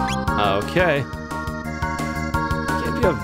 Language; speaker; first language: German; non-native, fluent; English